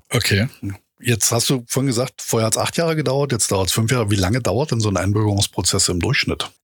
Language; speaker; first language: German; native; German